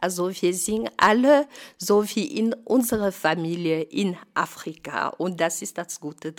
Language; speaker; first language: German; non-native, fluent; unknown